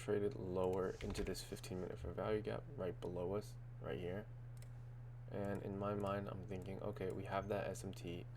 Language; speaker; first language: English; native; English